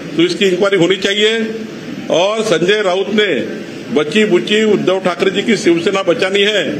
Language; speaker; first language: Hindi; non-native, local second language; Marathi